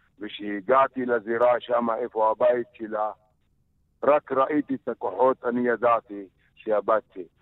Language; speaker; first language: Hebrew; non-native, local second language; Arabic